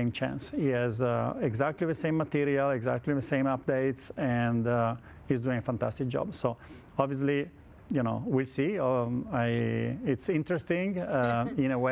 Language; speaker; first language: English; non-native, fluent; Italian